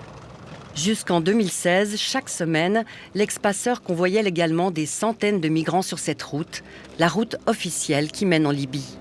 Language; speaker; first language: French; native; French